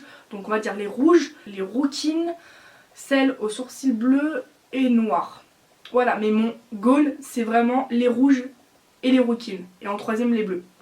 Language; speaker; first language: French; native; French